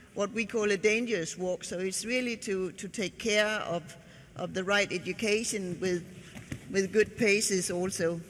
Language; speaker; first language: English; non-native, fluent; Danish